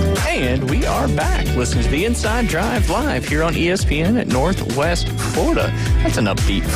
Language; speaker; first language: English; native; English